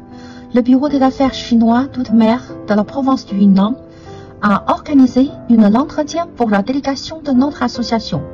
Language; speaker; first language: French; non-native, fluent; Chinese